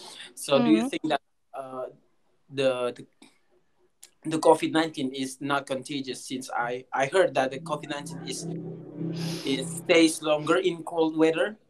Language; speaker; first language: English; non-native, learner; Indonesian